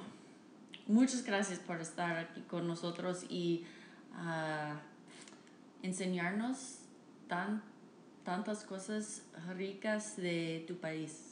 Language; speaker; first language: Spanish; non-native, fluent; English